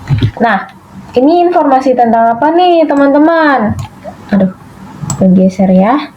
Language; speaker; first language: Indonesian; native; Indonesian